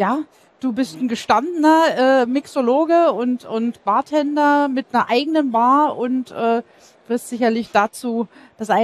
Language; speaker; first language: German; native; German